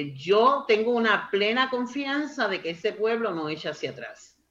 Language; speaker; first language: Spanish; native; Spanish